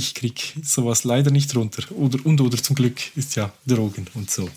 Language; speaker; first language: German; native; German